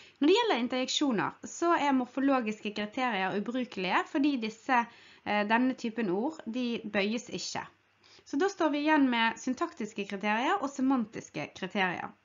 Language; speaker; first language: Norwegian; native; Norwegian